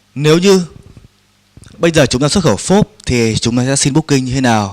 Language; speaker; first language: Vietnamese; native; Vietnamese